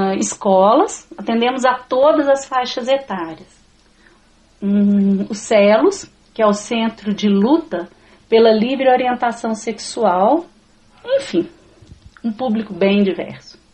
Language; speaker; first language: Portuguese; native; Portuguese